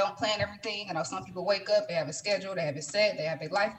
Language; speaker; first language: English; native; English